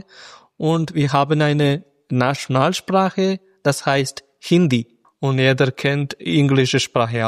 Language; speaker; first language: German; non-native, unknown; Malayalam